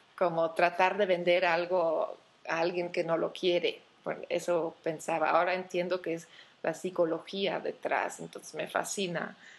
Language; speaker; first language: Spanish; non-native, fluent; Dutch